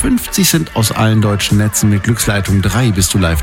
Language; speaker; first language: German; native; German